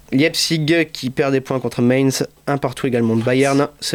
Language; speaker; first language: French; native; French